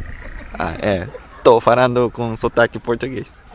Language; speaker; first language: Portuguese; non-native, fluent; Japanese